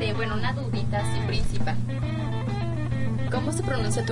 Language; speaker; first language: Spanish; non-native, learner; Hungarian